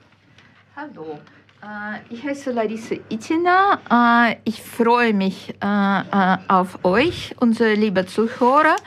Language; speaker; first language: German; non-native, fluent; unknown